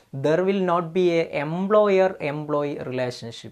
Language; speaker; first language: English; non-native, local second language; Malayalam